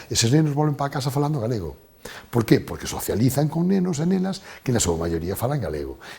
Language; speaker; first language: Galician; native; Galician